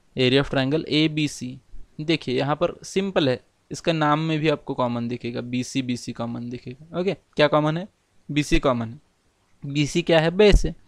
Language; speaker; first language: Hindi; non-native, local second language; Marathi